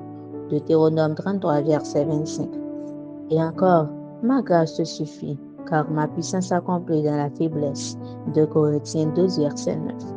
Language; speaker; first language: French; non-native, local second language; Haitian Creole